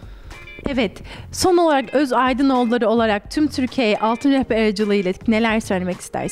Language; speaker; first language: Turkish; native; Turkish